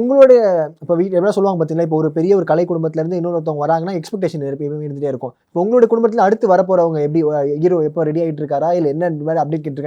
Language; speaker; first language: Tamil; native; Tamil